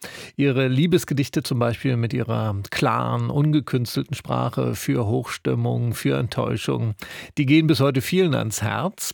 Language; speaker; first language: German; native; German